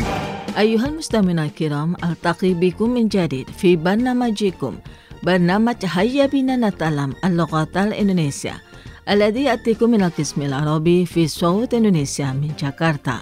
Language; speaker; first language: Arabic; non-native, fluent; Indonesian